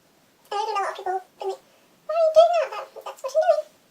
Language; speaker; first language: English; native; English